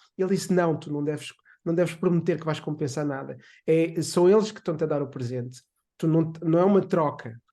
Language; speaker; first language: Portuguese; native; Portuguese